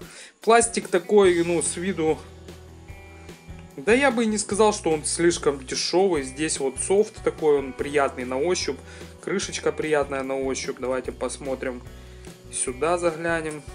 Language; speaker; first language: Russian; native; Russian